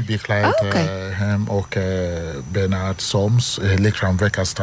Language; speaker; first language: Dutch; non-native, fluent; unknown